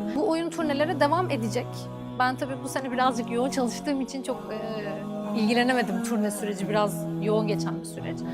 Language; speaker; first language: Turkish; native; Turkish